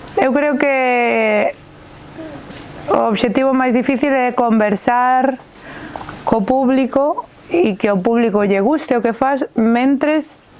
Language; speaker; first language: Galician; native; Galician